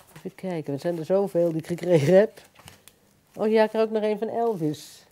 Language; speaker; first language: Dutch; native; Dutch